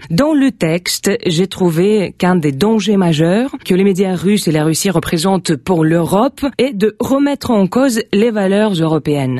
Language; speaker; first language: French; non-native, fluent; Russian